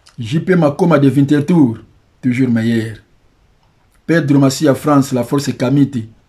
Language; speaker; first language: French; non-native, local second language; Lingala